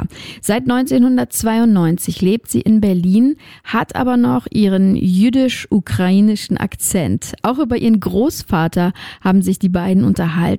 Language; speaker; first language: German; native; German